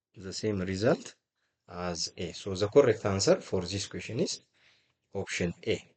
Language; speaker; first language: English; non-native, local second language; Amharic